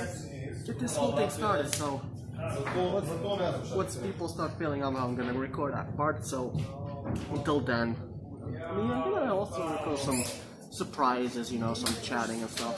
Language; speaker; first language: English; non-native, fluent; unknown